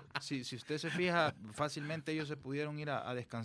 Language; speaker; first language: Spanish; native; Spanish